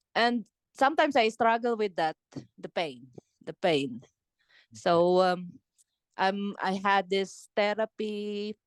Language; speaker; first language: English; non-native, local second language; Filipino